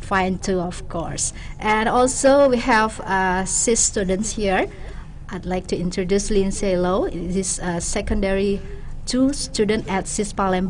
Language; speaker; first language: English; non-native, local second language; Indonesian